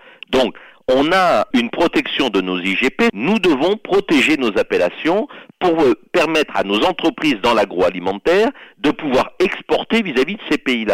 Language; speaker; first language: French; native; French